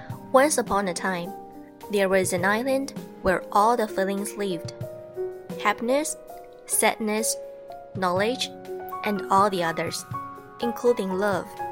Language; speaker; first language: English; non-native, fluent; Chinese